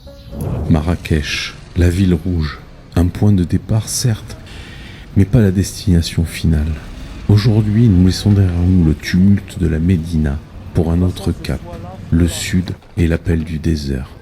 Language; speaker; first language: French; native; French